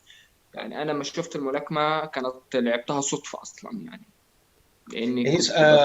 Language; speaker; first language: Arabic; native; Arabic